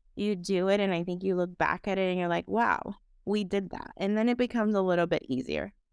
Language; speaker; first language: English; non-native, fluent; Spanish